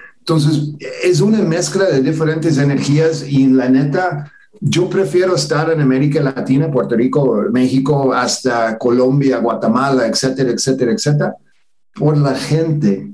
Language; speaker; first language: Spanish; non-native, fluent; English